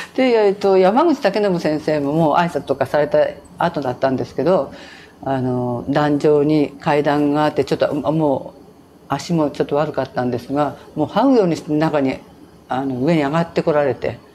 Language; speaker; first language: Japanese; native; Japanese